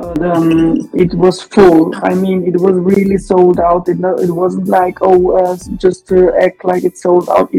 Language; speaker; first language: English; non-native, fluent; Swiss German